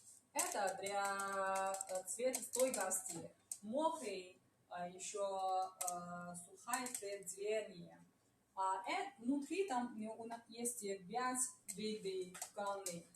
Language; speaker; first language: Russian; non-native, learner; Chinese